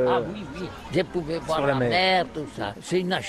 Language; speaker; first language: French; non-native, learner; Catalan